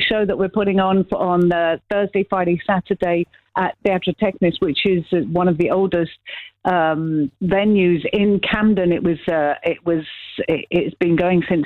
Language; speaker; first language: English; native; English